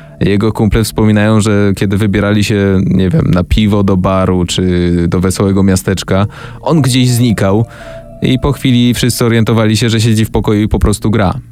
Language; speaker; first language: Polish; native; Polish